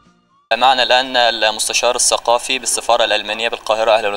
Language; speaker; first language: Arabic; native; Arabic